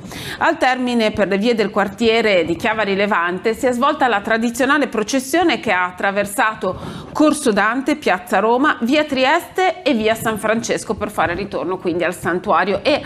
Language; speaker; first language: Italian; native; Italian